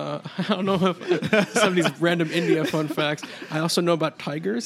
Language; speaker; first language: English; native; English